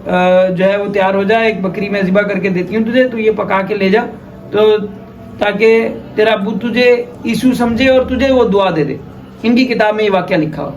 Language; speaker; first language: Urdu; native; Urdu